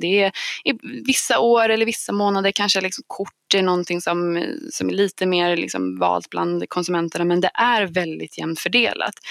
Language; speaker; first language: Swedish; native; Swedish